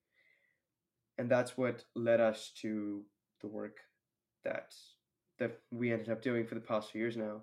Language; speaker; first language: English; non-native, local second language; Hindi